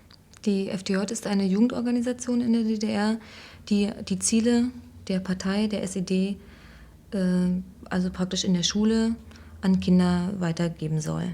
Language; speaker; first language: German; native; German